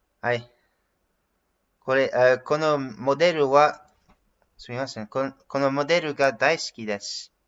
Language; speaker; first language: Japanese; non-native, learner; English